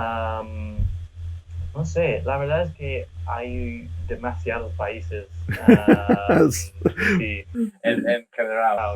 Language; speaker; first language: Spanish; non-native, fluent; English